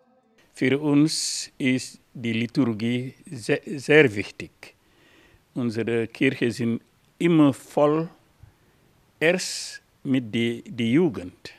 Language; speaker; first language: German; non-native, learner; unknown